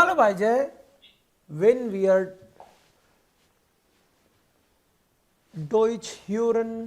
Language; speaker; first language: German; non-native, fluent; Hindi